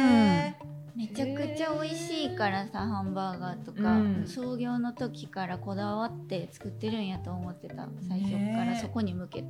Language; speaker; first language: Japanese; native; Japanese